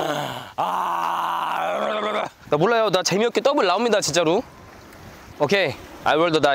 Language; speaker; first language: Korean; native; Korean